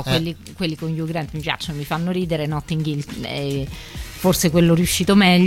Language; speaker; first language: Italian; native; Italian